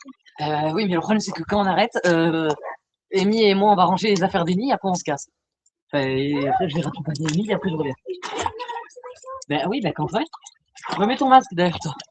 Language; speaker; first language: French; native; French